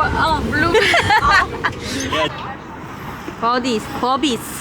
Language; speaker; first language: English; non-native, learner; Korean